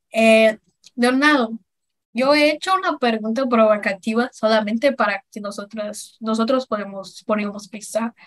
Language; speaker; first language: Spanish; non-native, learner; Portuguese